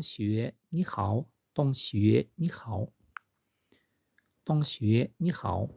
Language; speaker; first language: Chinese; non-native, fluent; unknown